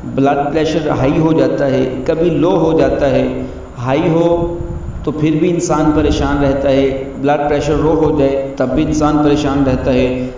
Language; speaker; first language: Urdu; non-native, local second language; Punjabi